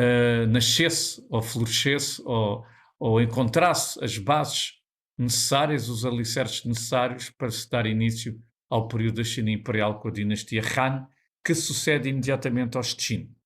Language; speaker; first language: Portuguese; native; Portuguese